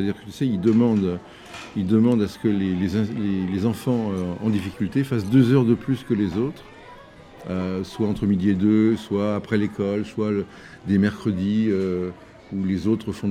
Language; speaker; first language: French; native; French